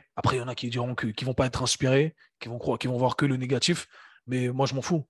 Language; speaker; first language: French; native; French